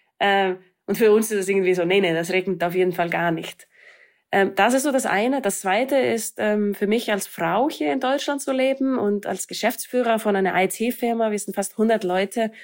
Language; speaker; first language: German; non-native, fluent; Icelandic